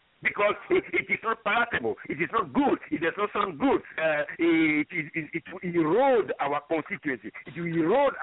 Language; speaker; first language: English; non-native, fluent; French